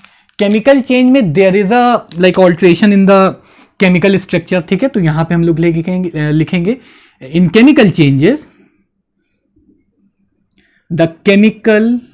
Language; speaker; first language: Hindi; native; Hindi